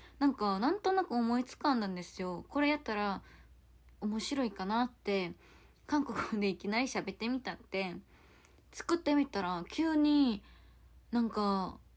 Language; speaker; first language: Japanese; non-native, fluent; Korean